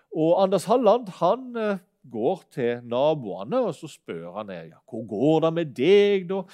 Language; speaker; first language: Norwegian; native; Norwegian